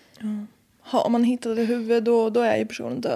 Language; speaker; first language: Swedish; native; Swedish